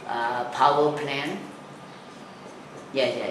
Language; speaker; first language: English; non-native, learner; Thai